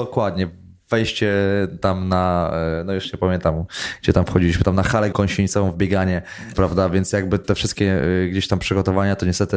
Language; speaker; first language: Polish; native; Polish